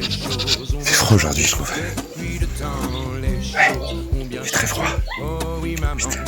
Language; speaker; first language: French; native; French